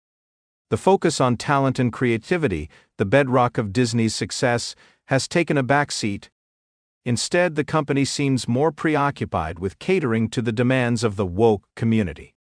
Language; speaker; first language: English; native; English